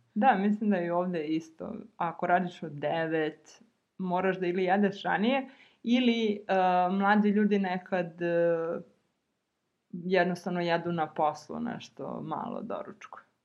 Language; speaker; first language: Serbian; native; Serbian